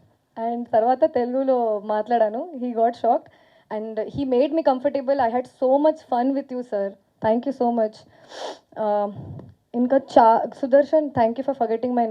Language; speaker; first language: Telugu; non-native, fluent; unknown